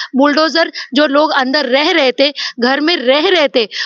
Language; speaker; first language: Hindi; non-native, local second language; Marathi